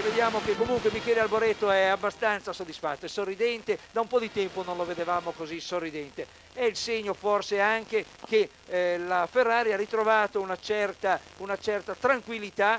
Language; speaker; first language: Italian; native; Italian